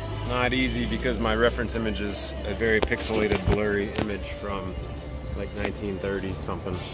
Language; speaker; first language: English; native; English